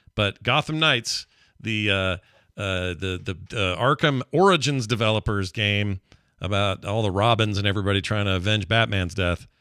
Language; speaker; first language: English; native; English